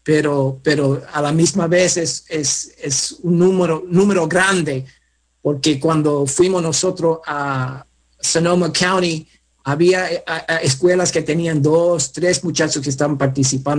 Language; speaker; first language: Spanish; early bilingual, heritage; Spanish